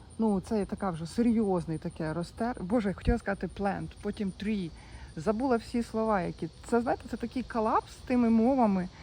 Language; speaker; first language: Ukrainian; native; Ukrainian